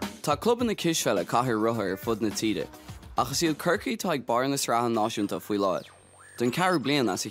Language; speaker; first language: Irish; non-native, local second language; English